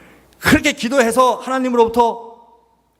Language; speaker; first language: Korean; native; Korean